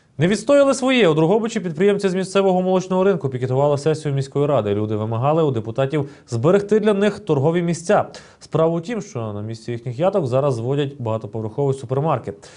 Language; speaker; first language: Ukrainian; native; Ukrainian